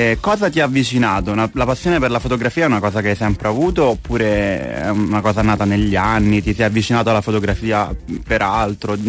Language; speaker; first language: Italian; native; Italian